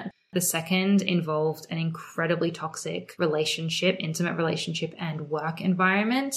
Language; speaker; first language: English; native; English